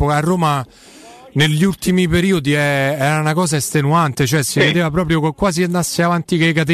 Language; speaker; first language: Italian; native; Italian